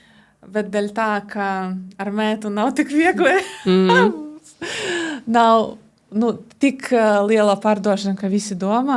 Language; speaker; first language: Latvian; non-native, local second language; Russian